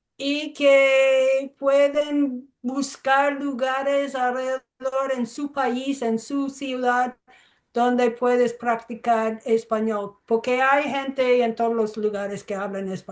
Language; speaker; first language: Spanish; non-native, fluent; English